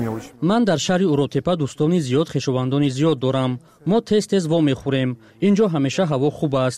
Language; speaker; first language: Persian; early bilingual, heritage; Tajik